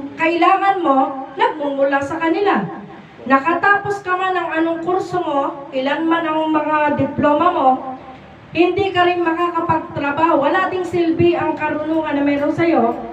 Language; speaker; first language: Filipino; native; Filipino